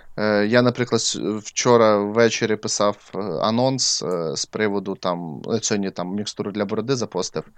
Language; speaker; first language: Ukrainian; non-native, local second language; Russian